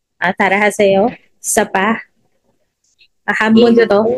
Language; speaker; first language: Korean; non-native, fluent; Filipino